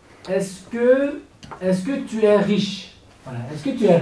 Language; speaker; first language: French; non-native, fluent; Kurdish